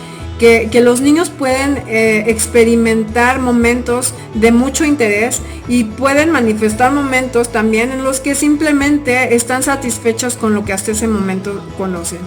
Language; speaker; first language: Spanish; native; Spanish